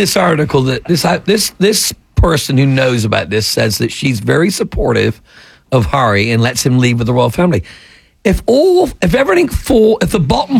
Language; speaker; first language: English; native; English